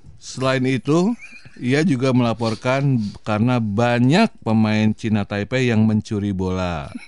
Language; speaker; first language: Indonesian; non-native, local second language; Sundanese